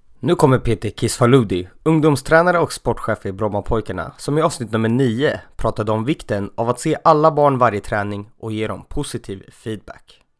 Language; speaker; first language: Swedish; native; Swedish